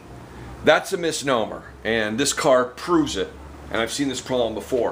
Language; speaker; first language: English; native; English